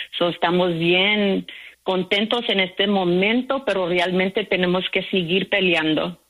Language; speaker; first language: Spanish; early bilingual, heritage; Spanish